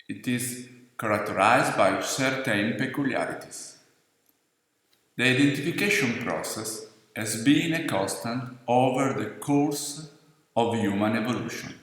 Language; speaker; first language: English; non-native, fluent; Italian